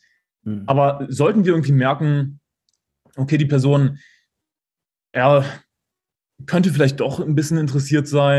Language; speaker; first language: German; native; German